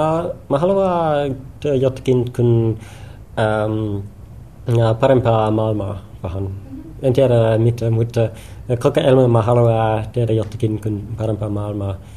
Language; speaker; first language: Finnish; non-native, learner; English